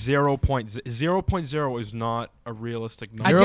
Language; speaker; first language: English; native; English